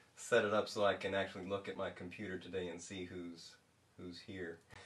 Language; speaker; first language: English; native; English